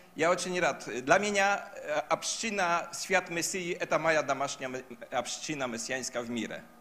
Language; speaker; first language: Russian; non-native, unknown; Polish